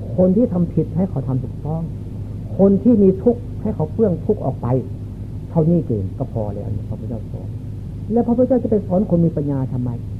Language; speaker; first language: Thai; non-native, local second language; Lao